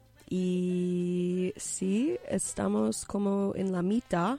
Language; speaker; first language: Spanish; non-native, learner; English